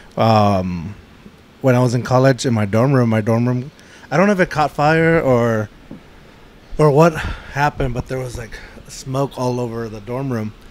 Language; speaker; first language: English; native; English